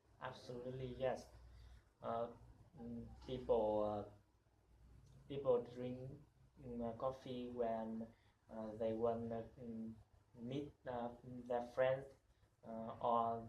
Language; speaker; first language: English; non-native, learner; Vietnamese